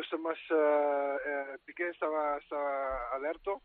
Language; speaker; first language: Spanish; non-native, fluent; Dutch